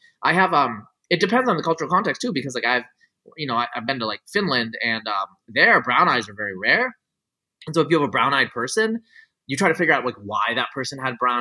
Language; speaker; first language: English; early bilingual, other home language; Bangla